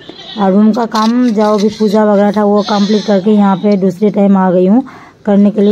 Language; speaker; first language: Hindi; non-native, local second language; Assamese